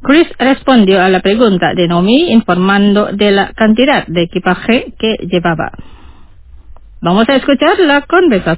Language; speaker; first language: Spanish; non-native, fluent; Indonesian